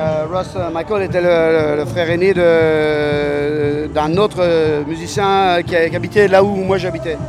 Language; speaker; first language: French; native; French